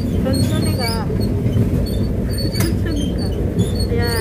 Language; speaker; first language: Korean; non-native, learner; Filipino